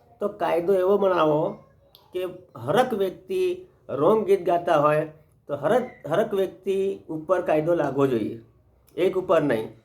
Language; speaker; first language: Gujarati; non-native, local second language; Bhili